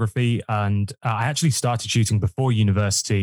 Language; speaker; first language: English; native; English